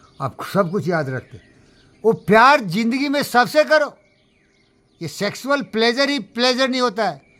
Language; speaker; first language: Hindi; non-native, local second language; Bangla